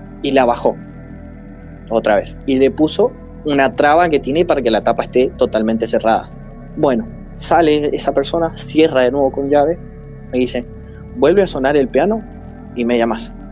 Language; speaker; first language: Spanish; native; Spanish